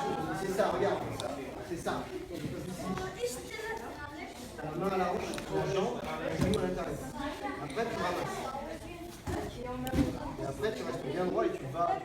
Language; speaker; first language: French; native; French